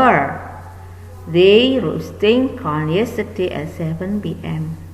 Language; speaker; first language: English; non-native, fluent; Indonesian